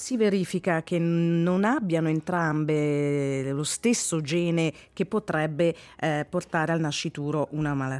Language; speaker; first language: Italian; native; Italian